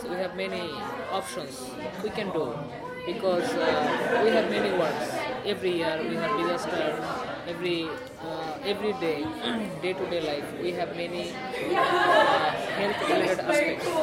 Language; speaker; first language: English; non-native, learner; Bangla